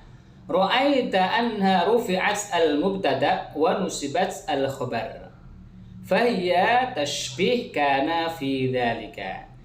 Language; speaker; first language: Arabic; non-native, fluent; Indonesian